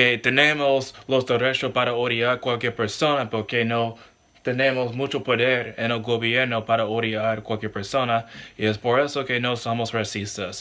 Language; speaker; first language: Spanish; non-native, learner; English